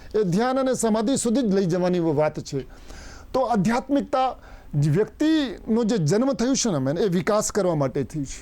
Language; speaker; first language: Gujarati; non-native, local second language; Hindi